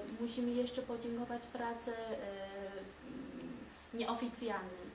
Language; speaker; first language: Polish; non-native, learner; Chinese